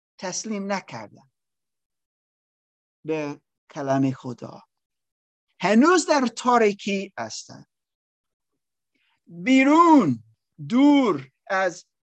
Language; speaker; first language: Persian; non-native, learner; English